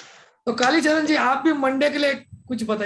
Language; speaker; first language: Hindi; native; Hindi